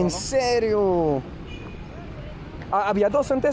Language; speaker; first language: Spanish; non-native, learner; French